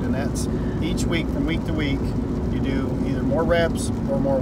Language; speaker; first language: English; native; English